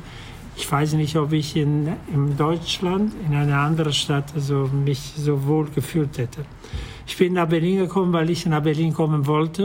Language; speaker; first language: German; non-native, fluent; Italian